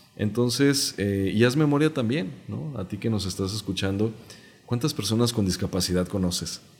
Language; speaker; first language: Spanish; non-native, local second language; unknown